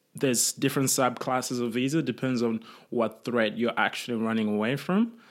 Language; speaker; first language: English; non-native, local second language; Kinyarwanda